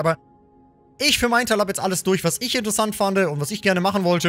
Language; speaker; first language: German; native; German